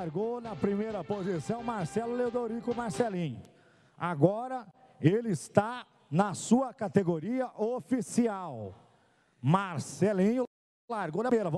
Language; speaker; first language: Portuguese; native; Portuguese